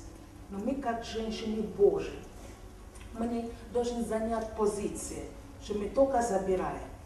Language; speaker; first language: Russian; non-native, fluent; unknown